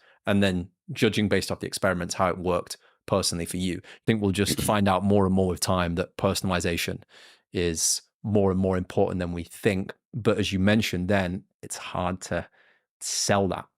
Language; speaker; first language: English; native; English